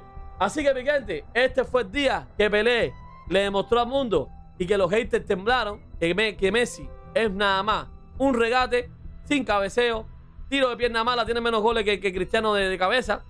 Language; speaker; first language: Spanish; native; Spanish